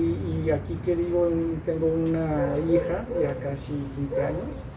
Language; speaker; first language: Spanish; non-native, learner; Japanese